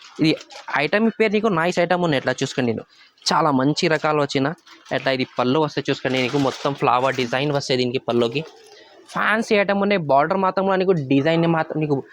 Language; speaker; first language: Telugu; non-native, local second language; Urdu